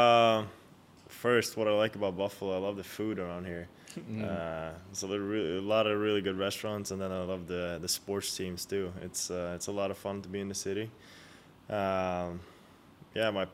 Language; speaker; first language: English; non-native, fluent; Swedish